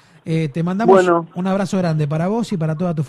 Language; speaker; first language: Spanish; native; Spanish